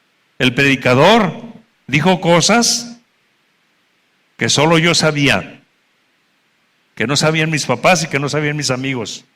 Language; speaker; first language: Spanish; native; Spanish